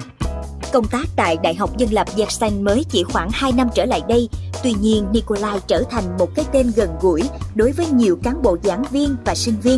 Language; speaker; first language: Vietnamese; native; Vietnamese